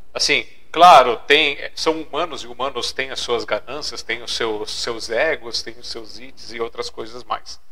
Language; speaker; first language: Portuguese; native; Portuguese